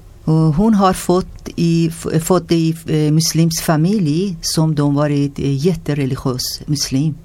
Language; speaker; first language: Swedish; non-native, learner; Persian